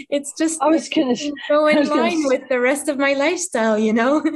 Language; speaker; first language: English; non-native, fluent; French